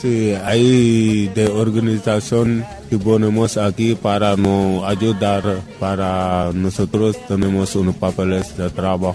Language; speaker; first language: Spanish; non-native, learner; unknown